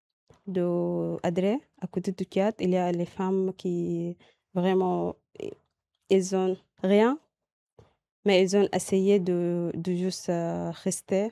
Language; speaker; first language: French; non-native, learner; Arabic